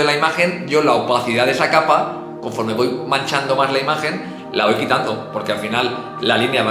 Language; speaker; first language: Spanish; native; Spanish